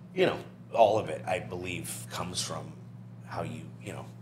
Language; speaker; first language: English; native; English